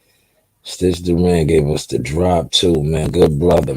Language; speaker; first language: English; native; English